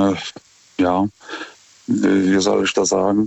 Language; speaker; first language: German; non-native, fluent; Lithuanian